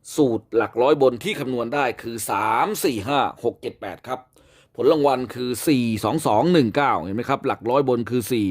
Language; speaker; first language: Thai; native; Thai